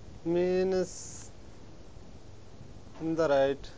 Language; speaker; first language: English; non-native, learner; Punjabi